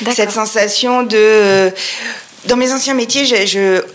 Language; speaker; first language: French; native; French